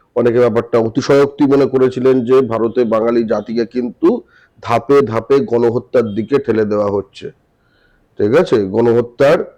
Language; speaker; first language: Bangla; native; Bangla